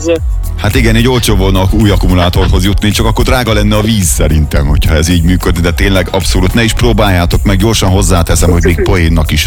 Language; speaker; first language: Hungarian; native; Hungarian